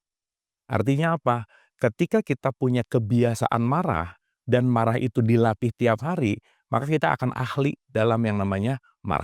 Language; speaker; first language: Indonesian; native; Indonesian